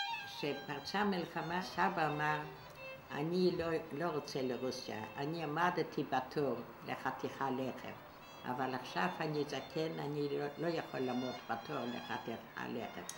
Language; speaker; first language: Hebrew; non-native, fluent; Yiddish